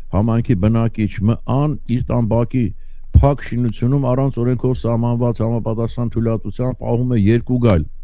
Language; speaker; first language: Armenian; native; Armenian